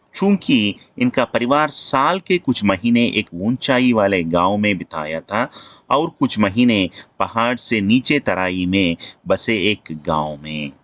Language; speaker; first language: Hindi; non-native, local second language; Telugu